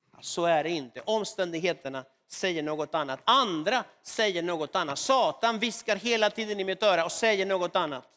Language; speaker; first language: Swedish; non-native, fluent; Spanish